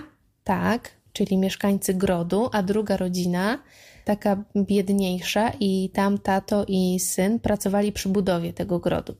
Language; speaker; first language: Polish; native; Polish